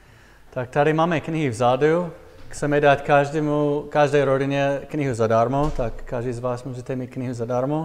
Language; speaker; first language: Czech; non-native, fluent; English